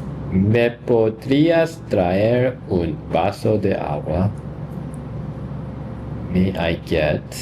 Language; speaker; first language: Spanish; non-native, learner; English